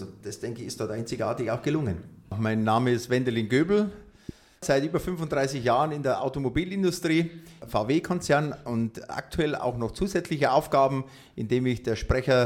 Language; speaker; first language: German; native; German